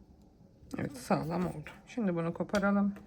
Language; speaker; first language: Turkish; native; Turkish